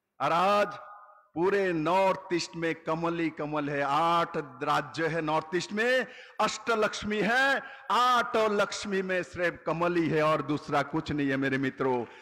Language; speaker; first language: Hindi; non-native, local second language; Bangla